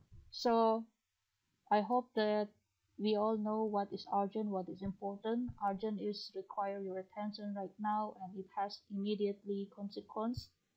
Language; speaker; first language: English; non-native, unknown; Indonesian